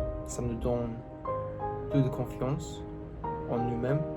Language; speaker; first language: French; non-native, learner; English